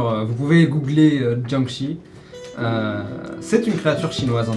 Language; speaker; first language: French; native; French